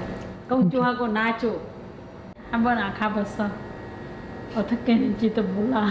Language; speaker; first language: Korean; non-native, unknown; Vietnamese